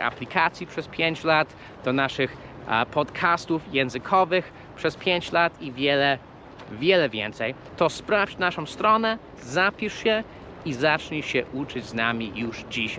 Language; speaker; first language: Polish; non-native, fluent; English